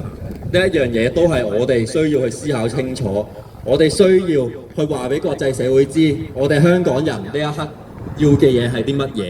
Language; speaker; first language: Cantonese; native; Cantonese